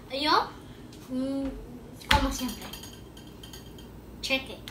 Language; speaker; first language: Spanish; early bilingual, heritage; Spanish